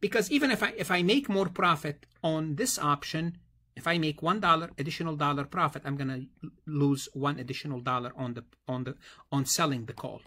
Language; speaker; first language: English; non-native, fluent; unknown